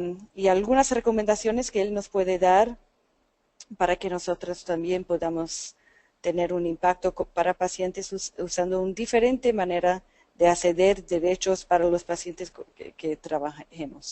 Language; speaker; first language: Spanish; non-native, fluent; English